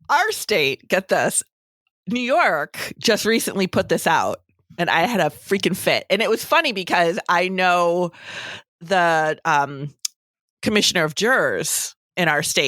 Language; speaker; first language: English; native; English